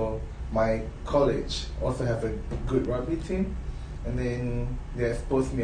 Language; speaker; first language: English; non-native, local second language; Malay